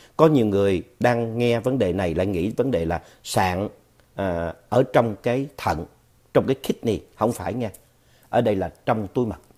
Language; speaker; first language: Vietnamese; native; Vietnamese